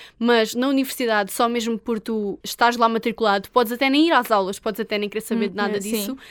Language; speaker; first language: Portuguese; native; Portuguese